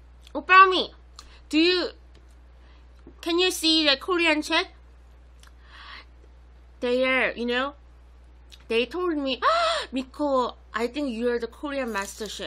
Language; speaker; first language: English; non-native, local second language; Korean